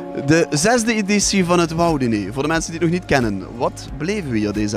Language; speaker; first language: Dutch; native; Dutch